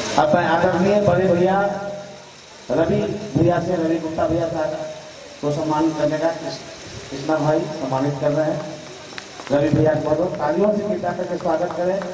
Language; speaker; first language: Hindi; native; Hindi